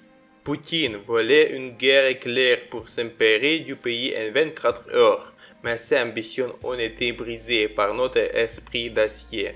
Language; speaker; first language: French; non-native, learner; Ukrainian